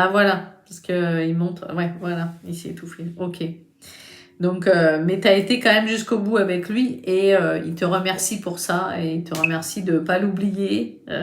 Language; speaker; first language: French; native; French